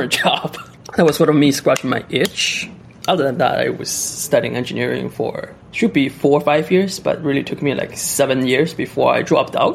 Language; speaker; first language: English; non-native, fluent; Chinese